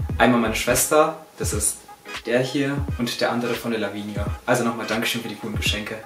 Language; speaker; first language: German; early bilingual, other home language; Turkish